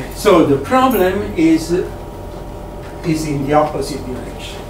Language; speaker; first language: English; non-native, fluent; Italian